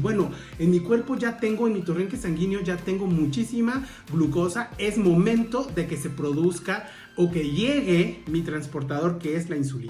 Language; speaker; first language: Spanish; native; Spanish